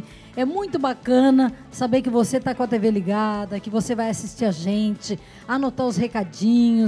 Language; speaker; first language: Portuguese; native; Portuguese